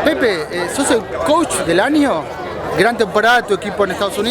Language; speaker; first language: Spanish; native; Spanish